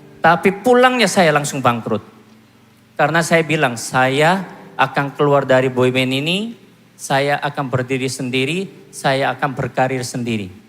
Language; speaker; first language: Indonesian; non-native, fluent; Korean